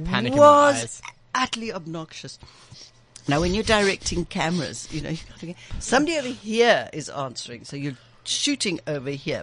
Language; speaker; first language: English; native; English